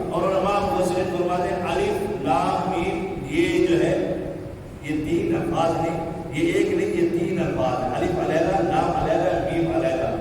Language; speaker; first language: Urdu; native; Urdu